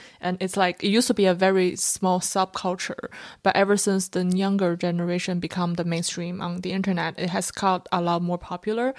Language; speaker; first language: English; non-native, fluent; Chinese